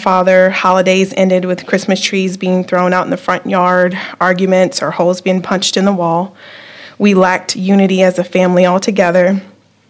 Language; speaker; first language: English; native; English